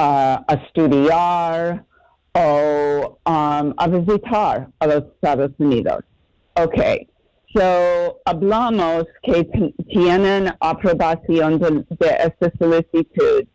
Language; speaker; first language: Spanish; non-native, learner; English